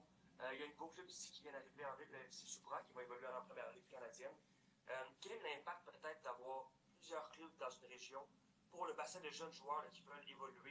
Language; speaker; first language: French; native; French